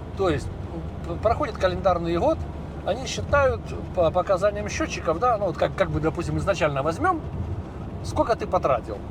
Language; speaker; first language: Russian; native; Russian